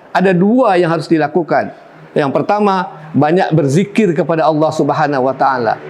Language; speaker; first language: Malay; non-native, local second language; Minangkabau